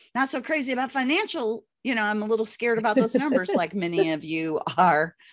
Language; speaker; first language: English; native; English